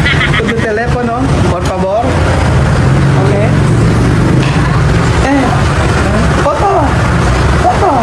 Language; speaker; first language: Spanish; non-native, learner; Filipino